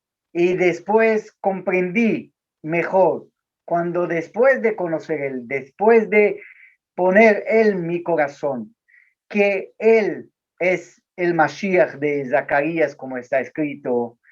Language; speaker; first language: Spanish; non-native, learner; Portuguese